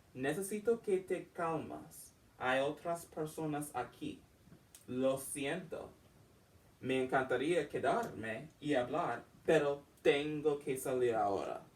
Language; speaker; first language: Spanish; non-native, learner; English